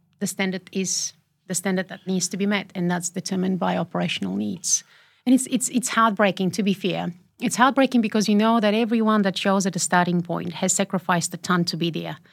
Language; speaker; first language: English; non-native, fluent; Bulgarian